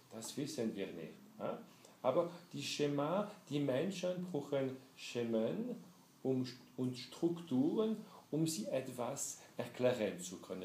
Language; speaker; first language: German; non-native, fluent; French